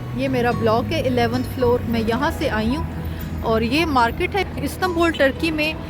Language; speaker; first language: Urdu; native; Urdu